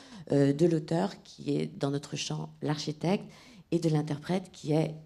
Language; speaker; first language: French; native; French